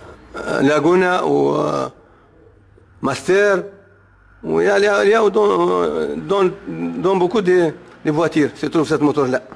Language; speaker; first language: French; non-native, learner; Arabic